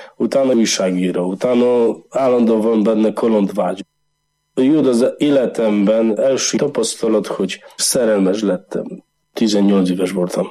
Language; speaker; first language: Hungarian; non-native, learner; Polish